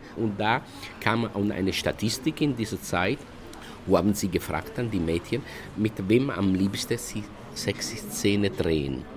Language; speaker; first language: German; non-native, fluent; Italian